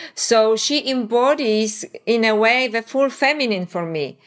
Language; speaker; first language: English; non-native, fluent; Polish